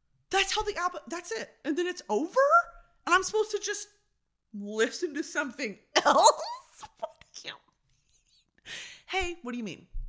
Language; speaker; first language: English; native; English